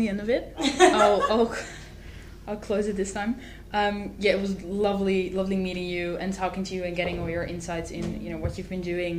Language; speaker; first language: English; non-native, fluent; Dutch